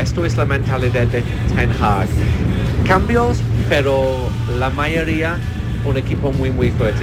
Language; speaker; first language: Spanish; non-native, learner; English